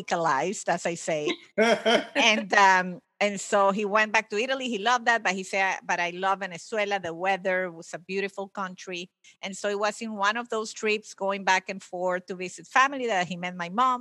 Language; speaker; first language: English; non-native, fluent; Italian